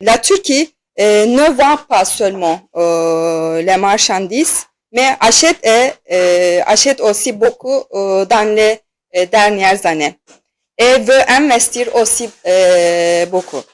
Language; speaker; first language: French; non-native, fluent; Turkish